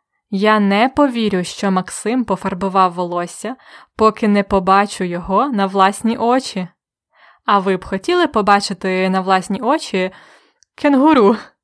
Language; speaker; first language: Ukrainian; native; Ukrainian